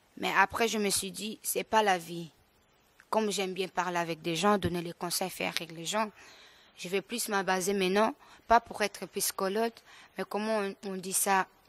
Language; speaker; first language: French; non-native, local second language; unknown